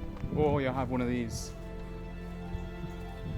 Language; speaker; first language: English; native; English